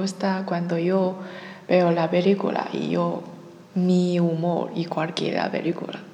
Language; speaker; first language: Spanish; non-native, learner; Chinese